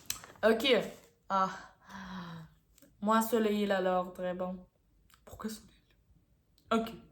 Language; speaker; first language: French; non-native, learner; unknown